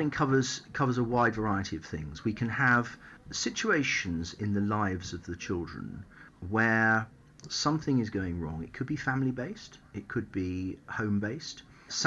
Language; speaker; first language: English; native; English